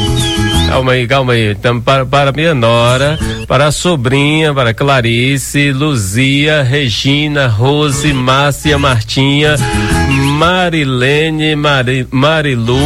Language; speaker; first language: Portuguese; native; Portuguese